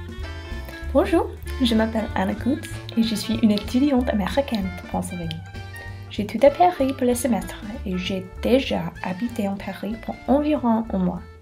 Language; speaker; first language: French; non-native, learner; English